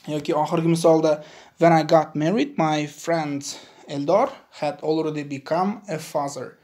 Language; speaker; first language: English; non-native, fluent; Uzbek